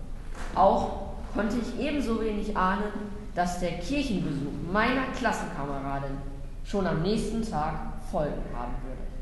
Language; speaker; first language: German; native; German